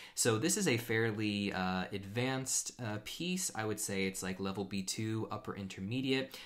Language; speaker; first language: English; native; English